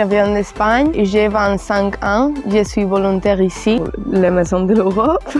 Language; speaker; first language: French; non-native, learner; Spanish